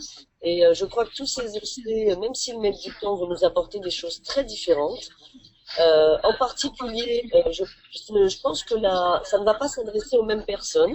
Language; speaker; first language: French; native; French